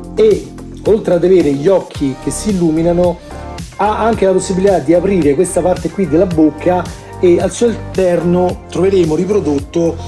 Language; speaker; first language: Italian; native; Italian